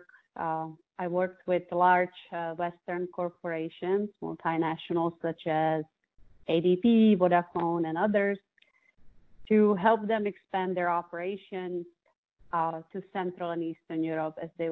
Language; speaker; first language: English; non-native, fluent; Czech